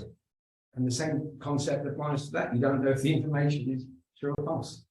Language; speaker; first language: English; native; English